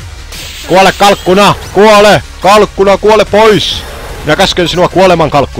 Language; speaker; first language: Finnish; native; Finnish